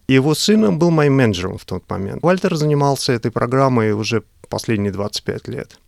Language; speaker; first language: Russian; native; Russian